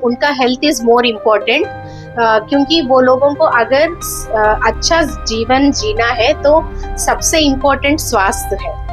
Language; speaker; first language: Hindi; non-native, local second language; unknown